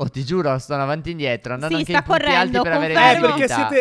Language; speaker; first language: Italian; native; Italian